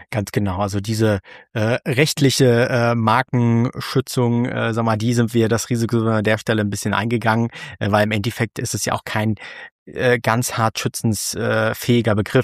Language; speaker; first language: German; native; German